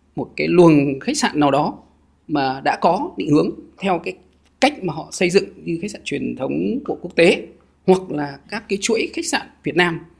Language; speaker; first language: Vietnamese; native; Vietnamese